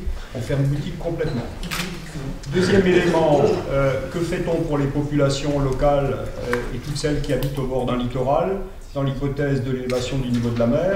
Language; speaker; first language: French; native; French